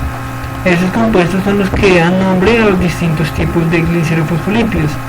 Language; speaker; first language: Spanish; native; Spanish